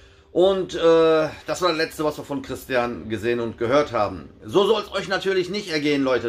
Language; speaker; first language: German; native; German